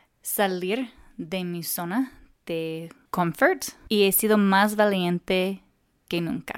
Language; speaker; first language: Spanish; non-native, learner; English